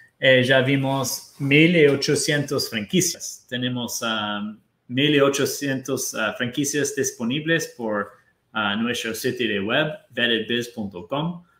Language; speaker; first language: Spanish; non-native, fluent; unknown